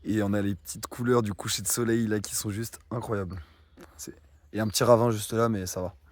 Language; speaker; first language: French; native; French